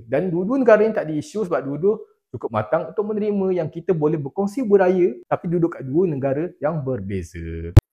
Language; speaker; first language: Malay; native; Malay